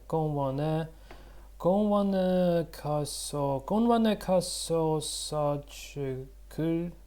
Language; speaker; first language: Korean; non-native, learner; Russian